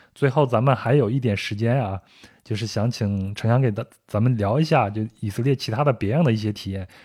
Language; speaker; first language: Chinese; native; Chinese